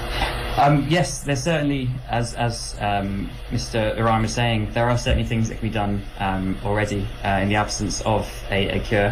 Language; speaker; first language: English; native; English